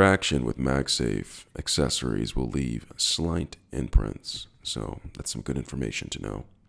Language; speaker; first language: English; native; English